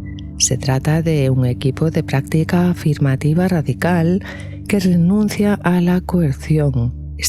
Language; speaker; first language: Spanish; native; Spanish